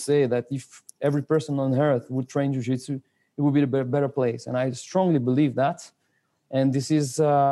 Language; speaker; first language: English; non-native, fluent; French